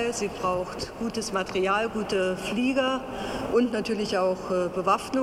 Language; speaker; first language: German; native; German